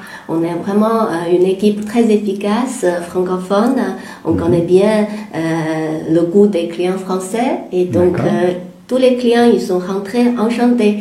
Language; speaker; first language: French; non-native, fluent; Chinese